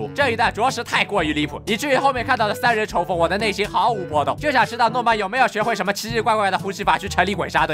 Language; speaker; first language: Chinese; native; Chinese